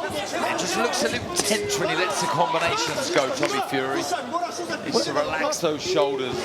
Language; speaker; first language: English; native; English